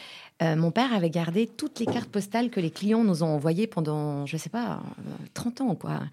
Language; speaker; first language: French; native; French